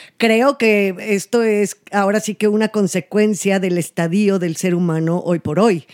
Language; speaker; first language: Spanish; native; Spanish